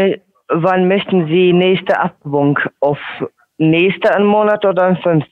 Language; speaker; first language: German; non-native, learner; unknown